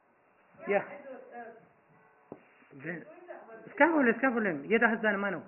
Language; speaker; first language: German; non-native, fluent; Arabic